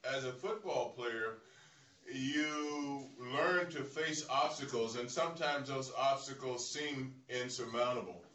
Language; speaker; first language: English; native; English